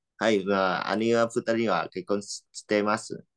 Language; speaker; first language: Japanese; non-native, learner; Vietnamese